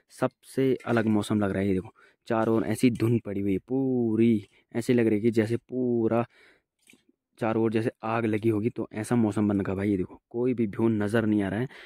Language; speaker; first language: Hindi; non-native, local second language; Garhwali